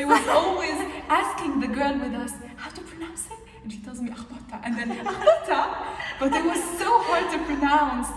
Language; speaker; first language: English; non-native, fluent; Arabic